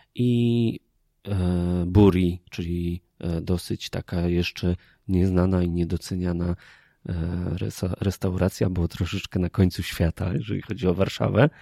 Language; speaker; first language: Polish; native; Polish